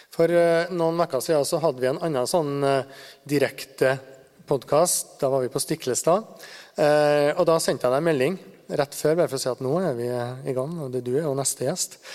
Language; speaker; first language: Norwegian; native; Norwegian